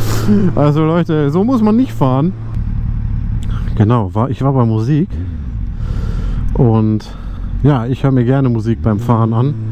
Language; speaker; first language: German; native; German